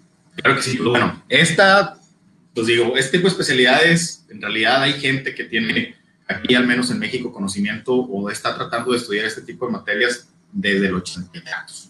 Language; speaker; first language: Spanish; native; Spanish